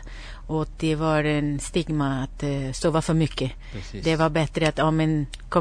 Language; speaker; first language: Swedish; non-native, fluent; Spanish